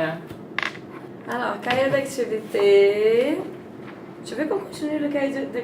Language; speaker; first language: French; non-native, fluent; Portuguese